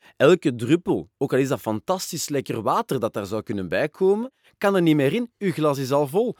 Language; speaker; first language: Dutch; non-native, local second language; French